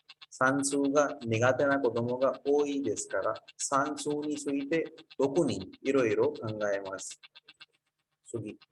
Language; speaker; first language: Japanese; non-native, fluent; Urdu